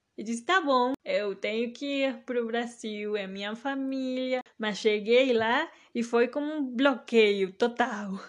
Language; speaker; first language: Portuguese; early bilingual, heritage; Portuguese